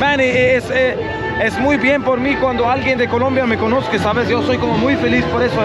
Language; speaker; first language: Spanish; non-native, learner; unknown